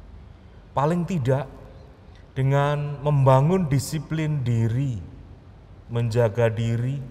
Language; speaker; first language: Indonesian; native; Indonesian